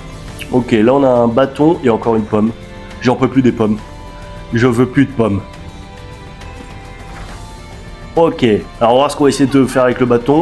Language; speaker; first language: French; native; French